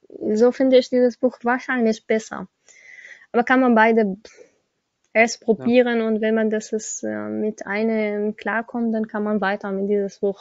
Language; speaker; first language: German; non-native, learner; Arabic